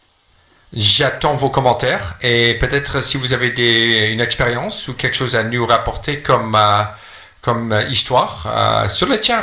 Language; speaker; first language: French; non-native, fluent; English